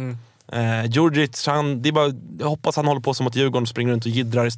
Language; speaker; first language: Swedish; native; Swedish